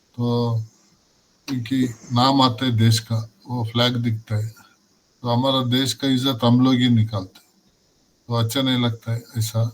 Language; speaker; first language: Hindi; non-native, local second language; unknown